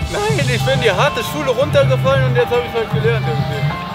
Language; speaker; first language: German; native; German